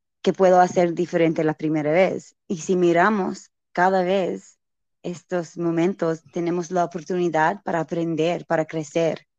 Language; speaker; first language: Spanish; non-native, learner; English